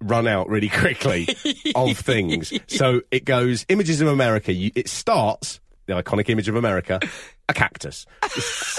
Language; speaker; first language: English; native; English